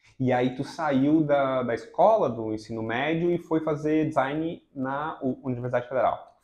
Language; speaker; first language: Portuguese; native; Portuguese